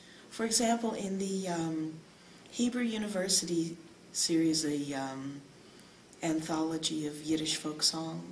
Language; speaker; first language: English; native; English